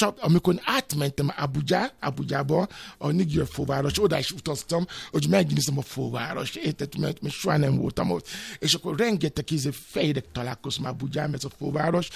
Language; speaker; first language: Hungarian; non-native, fluent; Yoruba